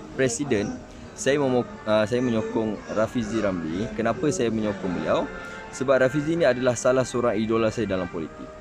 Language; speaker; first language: Malay; native; Malay